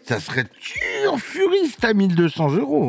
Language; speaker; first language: French; native; French